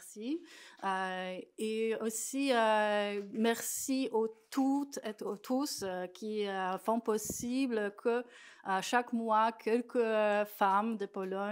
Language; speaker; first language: French; non-native, fluent; Polish